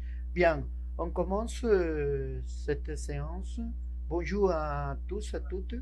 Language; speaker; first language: French; non-native, fluent; Spanish